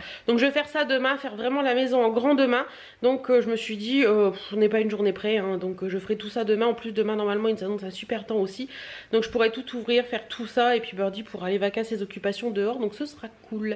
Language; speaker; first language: French; native; French